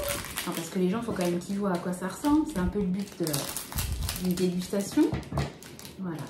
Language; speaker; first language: French; native; French